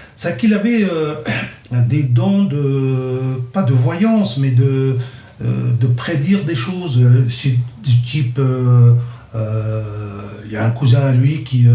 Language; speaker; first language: French; non-native, local second language; Kabyle